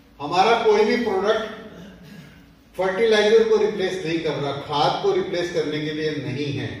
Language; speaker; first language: Hindi; non-native, local second language; Punjabi